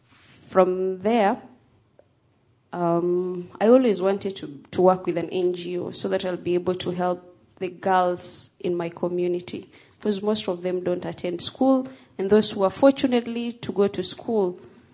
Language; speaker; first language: English; non-native, local second language; Somali